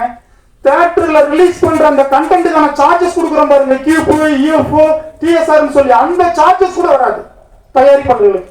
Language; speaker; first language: Tamil; native; Tamil